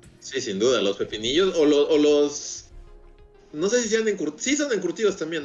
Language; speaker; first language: Spanish; native; Spanish